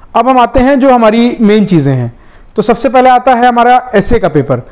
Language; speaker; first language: Hindi; native; Hindi